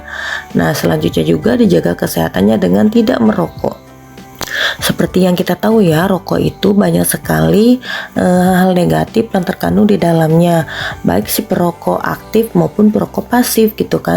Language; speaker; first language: Indonesian; native; Indonesian